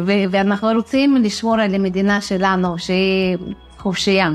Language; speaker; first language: Hebrew; non-native, fluent; Russian